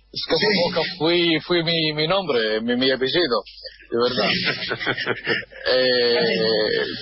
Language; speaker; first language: Spanish; non-native, fluent; Arabic